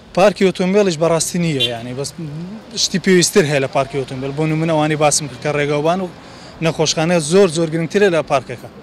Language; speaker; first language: Central Kurdish; native; Central Kurdish